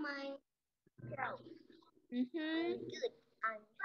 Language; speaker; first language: English; non-native, learner; Vietnamese